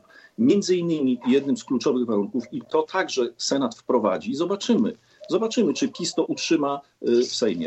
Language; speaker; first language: Polish; native; Polish